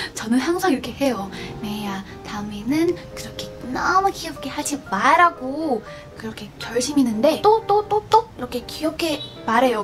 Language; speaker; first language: Korean; non-native, fluent; Vietnamese